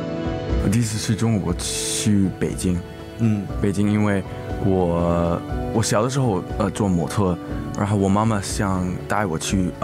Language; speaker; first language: Chinese; early bilingual, heritage; English